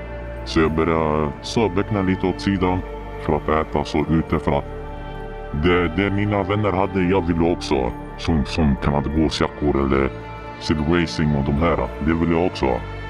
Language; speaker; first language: Swedish; early bilingual, other home language; Arabic